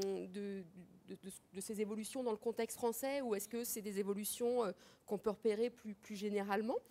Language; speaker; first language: French; native; French